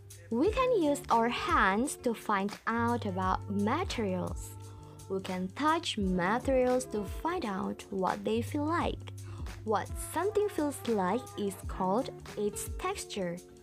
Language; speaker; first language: English; non-native, fluent; Indonesian